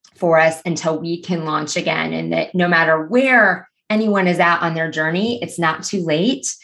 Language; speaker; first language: English; native; English